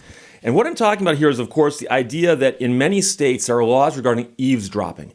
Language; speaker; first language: English; native; English